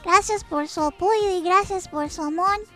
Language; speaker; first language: Spanish; early bilingual, heritage; English